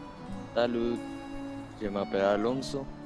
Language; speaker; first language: French; non-native, learner; Spanish